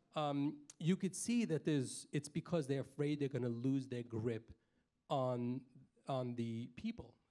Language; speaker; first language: English; native; English